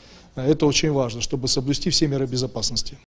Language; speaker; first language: Russian; native; Russian